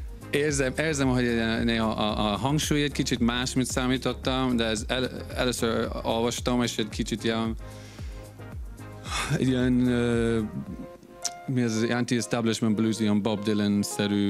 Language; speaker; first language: Hungarian; non-native, fluent; English